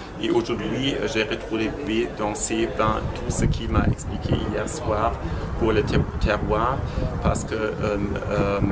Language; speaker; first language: French; non-native, fluent; German